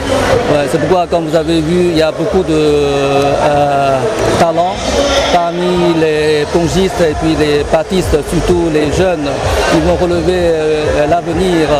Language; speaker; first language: French; non-native, fluent; Chinese